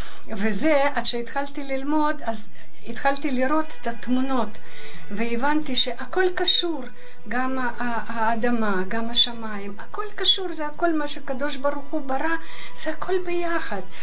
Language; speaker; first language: Hebrew; non-native, fluent; Russian